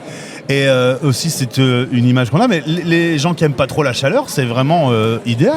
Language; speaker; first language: French; native; French